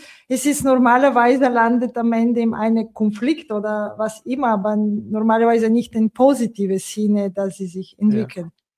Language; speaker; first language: German; non-native, fluent; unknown